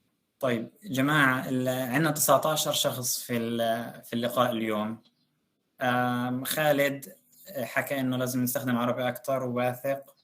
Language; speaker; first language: Arabic; native; Arabic